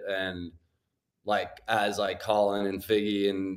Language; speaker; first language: English; native; English